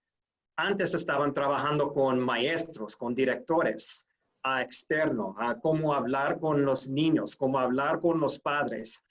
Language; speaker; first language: Spanish; non-native, fluent; English